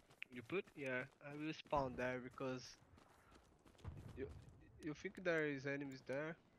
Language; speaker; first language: English; non-native, fluent; Portuguese